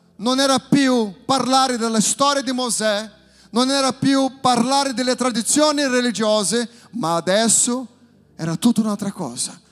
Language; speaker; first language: Italian; non-native, fluent; Portuguese